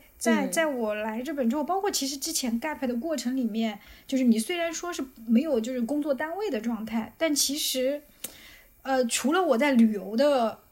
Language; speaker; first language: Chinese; native; Chinese